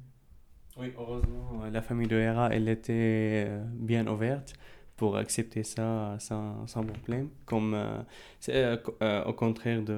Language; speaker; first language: French; non-native, fluent; Arabic